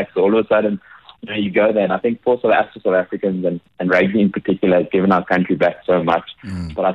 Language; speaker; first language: English; native; English